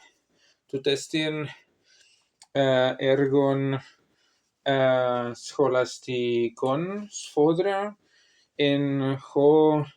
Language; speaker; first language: Greek; non-native, learner; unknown